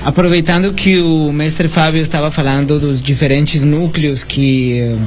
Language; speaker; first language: Portuguese; non-native, fluent; Spanish